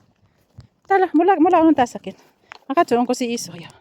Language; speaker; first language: Finnish; non-native, learner; Bikol